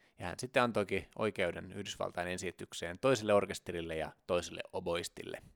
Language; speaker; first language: Finnish; native; Finnish